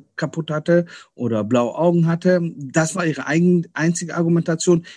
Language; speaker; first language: German; early bilingual, other home language; Arabic